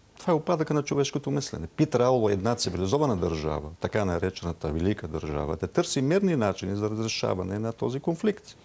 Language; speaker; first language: Bulgarian; non-native, fluent; Arabic